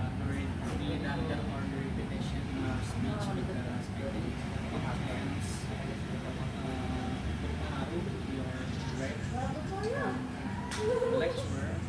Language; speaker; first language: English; non-native, learner; Indonesian